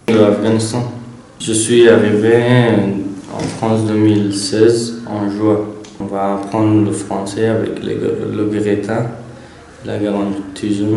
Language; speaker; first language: French; non-native, learner; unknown